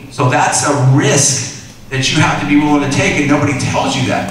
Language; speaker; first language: English; native; English